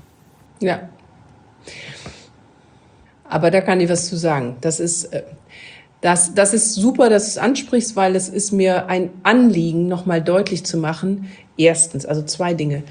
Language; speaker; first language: German; native; German